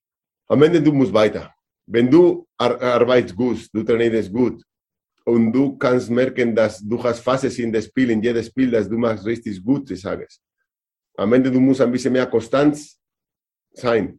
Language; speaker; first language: German; non-native, learner; Spanish